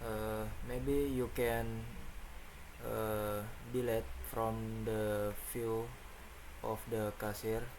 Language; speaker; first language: English; non-native, learner; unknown